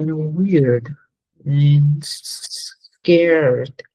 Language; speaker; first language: English; non-native, learner; Vietnamese